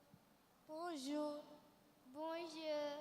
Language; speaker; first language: French; non-native, learner; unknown